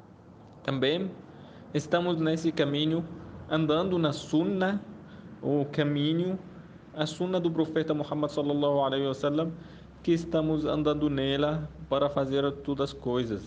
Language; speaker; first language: Portuguese; non-native, fluent; Arabic